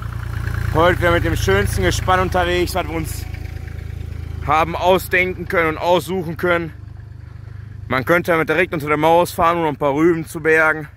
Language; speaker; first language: German; native; German